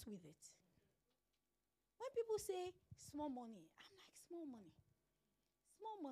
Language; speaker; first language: English; non-native, local second language; Yoruba